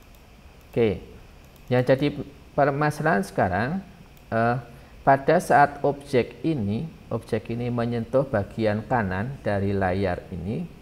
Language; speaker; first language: Indonesian; native; Indonesian